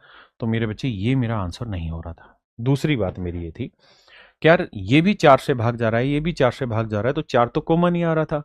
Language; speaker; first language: Hindi; native; Hindi